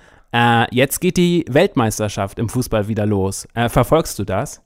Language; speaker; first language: German; native; German